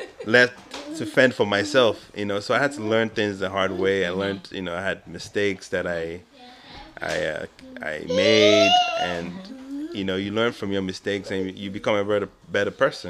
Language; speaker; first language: English; non-native, local second language; Igbo